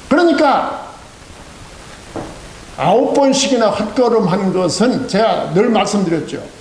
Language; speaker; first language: Korean; native; Korean